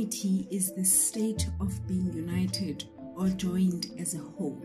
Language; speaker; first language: English; non-native, local second language; Xhosa